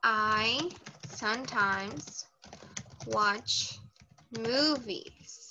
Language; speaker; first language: English; non-native, fluent; Portuguese